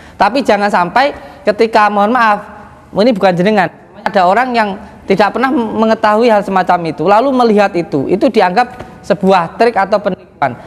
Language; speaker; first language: Indonesian; native; Indonesian